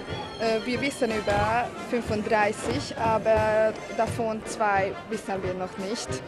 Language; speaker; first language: German; non-native, local second language; Hungarian